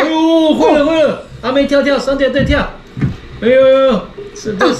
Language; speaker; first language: Chinese; native; Chinese